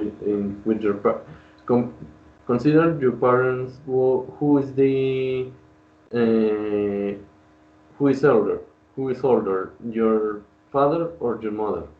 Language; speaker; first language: English; non-native, learner; Spanish